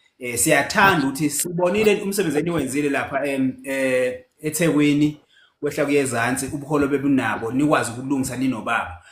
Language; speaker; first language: Zulu; native; Zulu